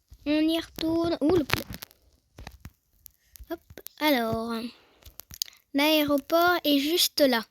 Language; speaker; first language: French; native; French